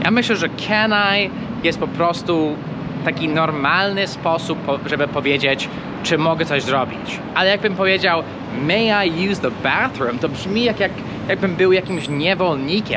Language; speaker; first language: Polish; non-native, fluent; English